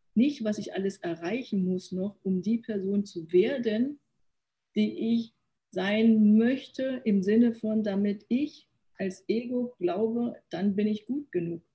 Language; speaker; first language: German; early bilingual, other home language; Korean